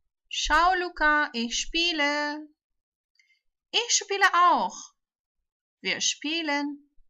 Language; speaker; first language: German; non-native, fluent; Turkish